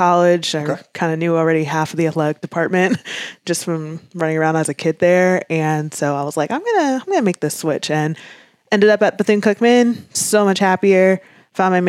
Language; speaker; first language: English; native; English